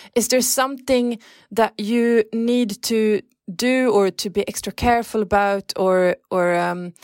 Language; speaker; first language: English; non-native, fluent; Swedish